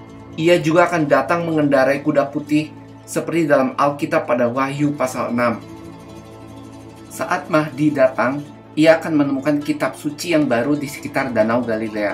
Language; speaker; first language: Indonesian; native; Indonesian